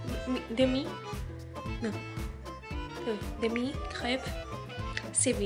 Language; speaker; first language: French; non-native, learner; Spanish